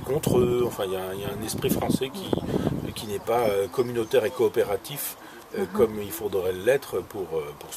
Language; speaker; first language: French; native; French